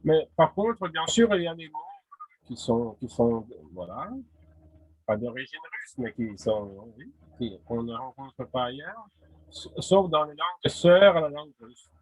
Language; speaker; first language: French; non-native, fluent; Russian